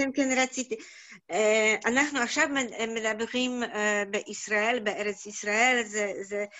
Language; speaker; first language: Hebrew; non-native, learner; Polish